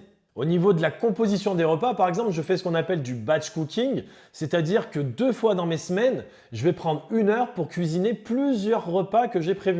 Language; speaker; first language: French; native; French